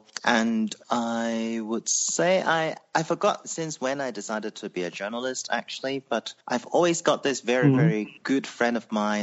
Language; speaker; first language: English; non-native, local second language; Cantonese